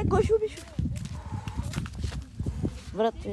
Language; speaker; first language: Bulgarian; native; Bulgarian